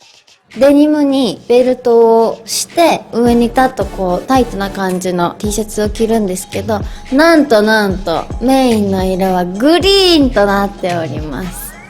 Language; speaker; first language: Japanese; native; Japanese